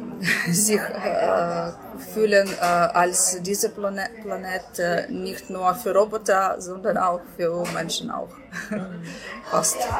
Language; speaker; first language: German; non-native, learner; Ukrainian